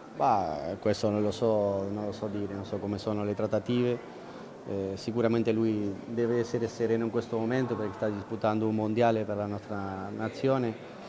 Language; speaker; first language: Italian; non-native, fluent; Spanish